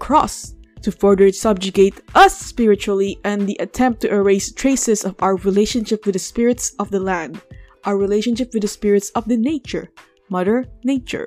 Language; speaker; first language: English; non-native, local second language; Filipino